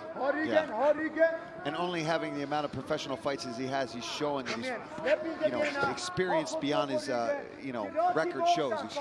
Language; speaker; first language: English; native; English